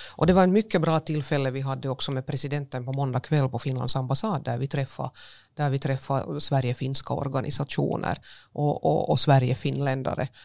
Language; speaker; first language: Swedish; native; Swedish